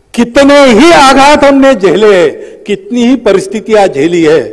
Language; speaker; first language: Hindi; native; Hindi